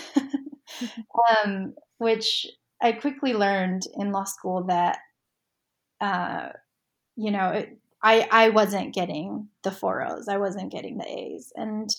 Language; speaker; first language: English; early bilingual, other home language; Spanish